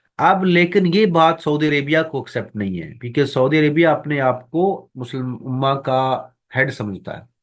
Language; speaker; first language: Urdu; non-native, local second language; Punjabi